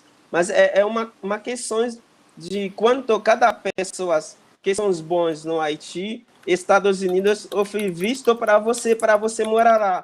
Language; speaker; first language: Portuguese; non-native, fluent; Haitian Creole